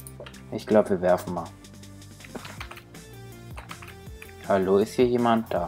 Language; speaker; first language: German; native; German